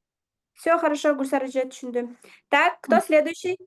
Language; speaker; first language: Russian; non-native, local second language; Kyrgyz